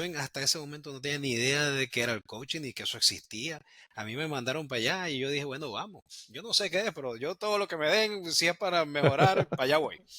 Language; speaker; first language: Spanish; native; Spanish